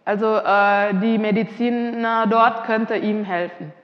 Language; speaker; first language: German; non-native, fluent; Indonesian